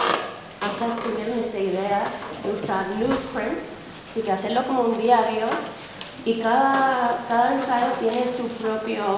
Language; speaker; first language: Spanish; non-native, fluent; English